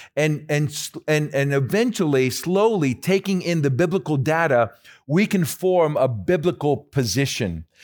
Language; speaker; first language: English; early bilingual, other home language; Spanish